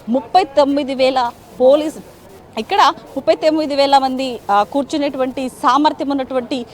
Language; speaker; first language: Telugu; native; Telugu